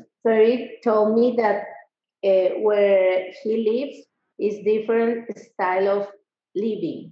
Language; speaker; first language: English; non-native, learner; Spanish